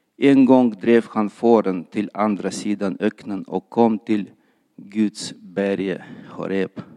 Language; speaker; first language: Swedish; non-native, fluent; Kyrgyz